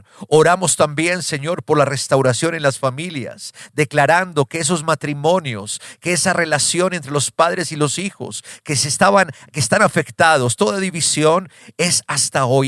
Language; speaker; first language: Spanish; native; Spanish